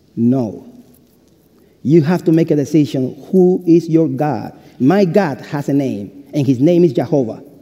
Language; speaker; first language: English; non-native, fluent; Spanish